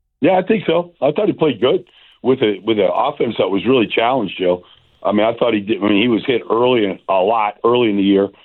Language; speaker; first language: English; native; English